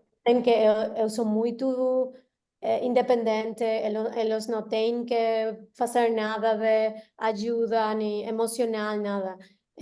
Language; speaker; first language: Portuguese; non-native, learner; Spanish